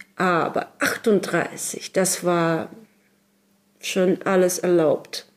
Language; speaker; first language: German; non-native, learner; Russian